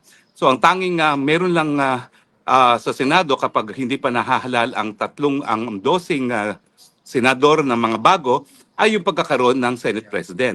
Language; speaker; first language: Filipino; native; Filipino